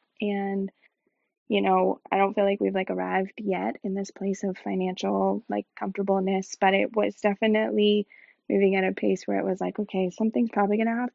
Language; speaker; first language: English; native; English